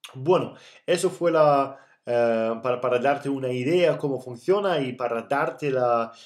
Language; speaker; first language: Spanish; non-native, fluent; German